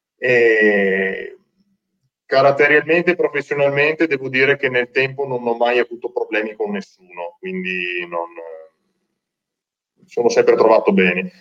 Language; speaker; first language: Italian; native; Italian